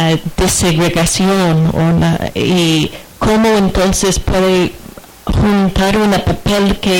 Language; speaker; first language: Spanish; non-native, fluent; English